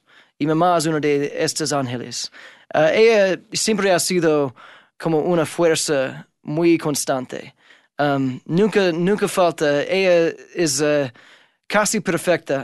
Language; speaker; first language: Spanish; non-native, fluent; English